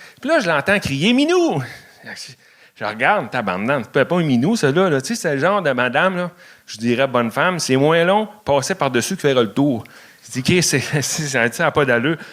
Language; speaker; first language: French; native; French